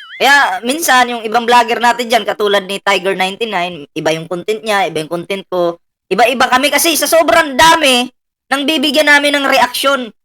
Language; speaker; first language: Filipino; native; Filipino